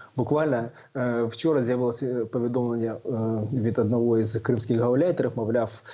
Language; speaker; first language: Ukrainian; native; Ukrainian